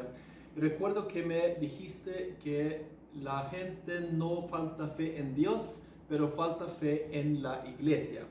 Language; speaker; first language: Spanish; non-native, fluent; Norwegian